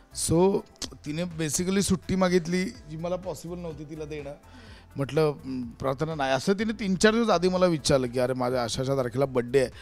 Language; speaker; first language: Marathi; native; Marathi